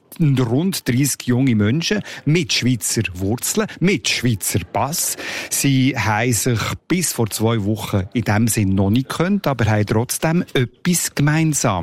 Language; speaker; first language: German; native; German